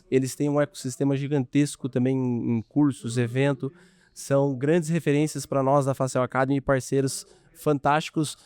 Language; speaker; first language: Portuguese; native; Portuguese